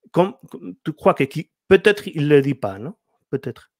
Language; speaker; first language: French; non-native, learner; Spanish